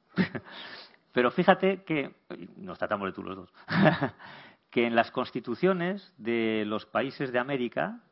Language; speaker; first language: Spanish; native; Spanish